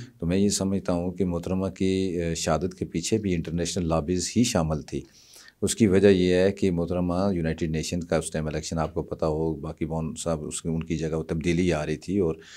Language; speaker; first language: Urdu; non-native, local second language; Punjabi